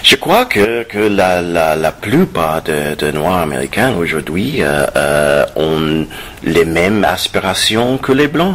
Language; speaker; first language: French; non-native, fluent; English